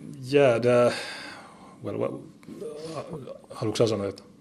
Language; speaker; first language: Finnish; native; Finnish